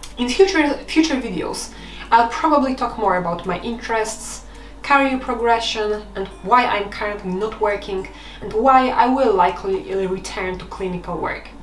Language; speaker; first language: English; non-native, fluent; Polish